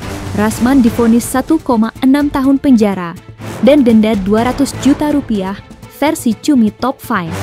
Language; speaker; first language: Indonesian; native; Indonesian